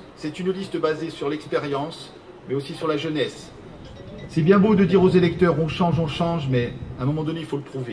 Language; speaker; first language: French; native; French